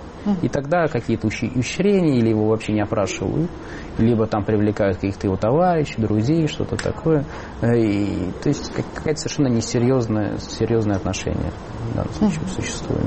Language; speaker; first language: Russian; native; Russian